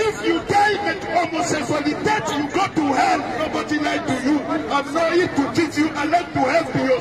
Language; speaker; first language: English; non-native, learner; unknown